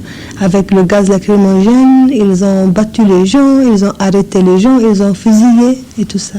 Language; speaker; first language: French; non-native, fluent; English